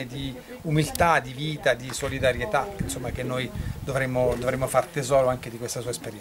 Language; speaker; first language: Italian; native; Italian